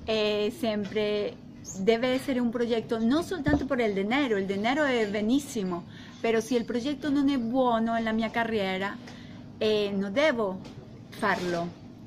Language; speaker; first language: Italian; non-native, learner; Spanish